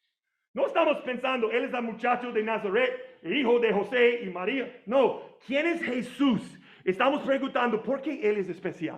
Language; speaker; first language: Spanish; non-native, fluent; English